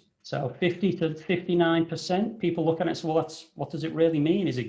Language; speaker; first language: English; native; English